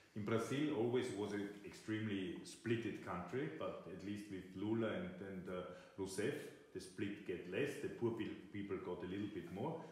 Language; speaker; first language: English; non-native, fluent; German